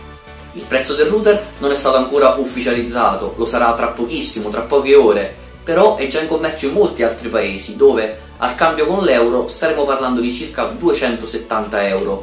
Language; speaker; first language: Italian; native; Italian